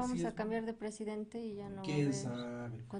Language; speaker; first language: Spanish; native; Spanish